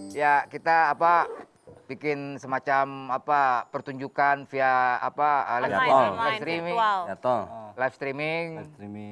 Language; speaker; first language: Indonesian; native; Indonesian